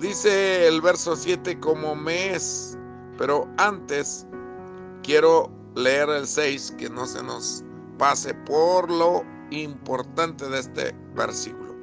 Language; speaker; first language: Spanish; native; Spanish